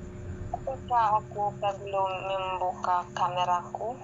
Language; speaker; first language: Indonesian; non-native, learner; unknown